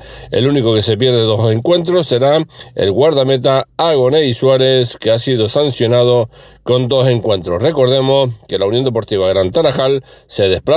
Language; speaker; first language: Spanish; native; Spanish